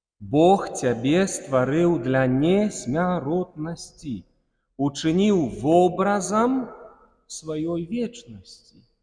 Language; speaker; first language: Belarusian; non-native, local second language; Russian